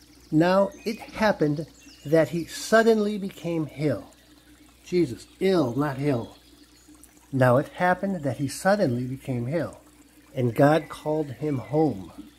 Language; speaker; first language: English; native; English